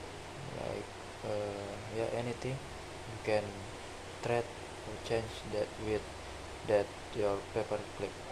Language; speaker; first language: English; non-native, learner; Indonesian